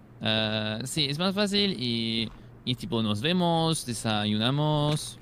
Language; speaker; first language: Spanish; non-native, fluent; French